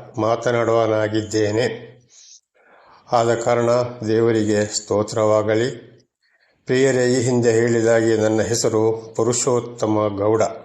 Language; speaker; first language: Kannada; native; Kannada